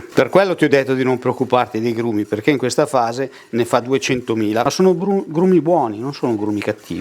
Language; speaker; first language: Italian; native; Italian